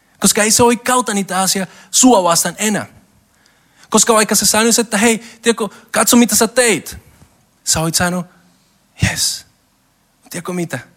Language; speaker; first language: Finnish; non-native, learner; Spanish